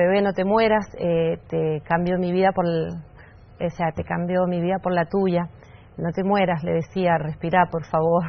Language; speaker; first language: Spanish; native; Spanish